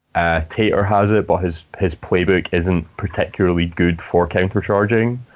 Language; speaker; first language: English; native; English